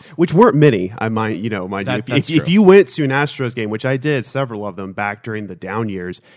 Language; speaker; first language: English; native; English